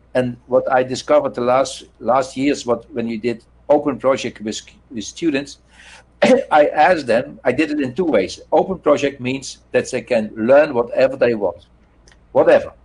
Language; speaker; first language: English; non-native, learner; Dutch